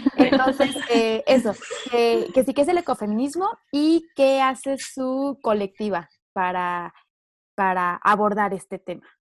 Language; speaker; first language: Spanish; native; Spanish